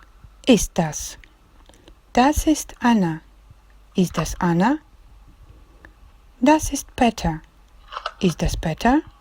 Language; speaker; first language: German; non-native, fluent; Russian